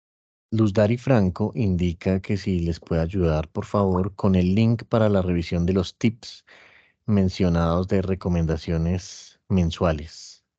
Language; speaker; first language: Spanish; native; Spanish